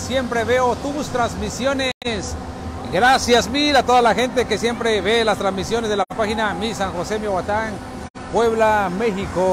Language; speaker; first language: Spanish; native; Spanish